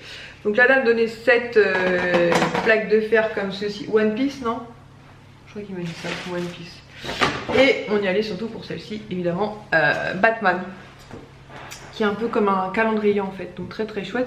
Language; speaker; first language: French; native; French